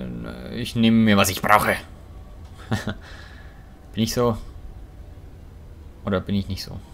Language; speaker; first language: German; native; German